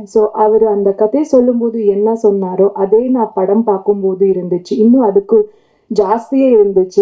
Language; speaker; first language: Tamil; non-native, local second language; Kannada